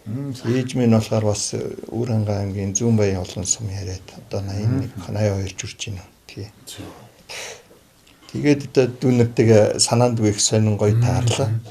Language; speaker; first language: Mongolian; native; Mongolian